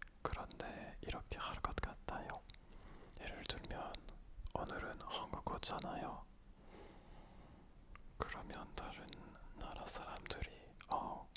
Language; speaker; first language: Korean; non-native, learner; French